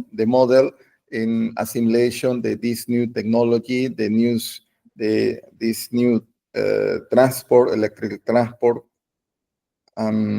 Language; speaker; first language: English; non-native, learner; Spanish